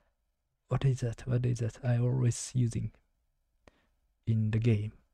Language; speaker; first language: English; non-native, learner; Japanese